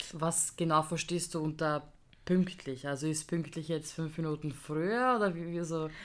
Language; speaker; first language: German; early bilingual, other home language; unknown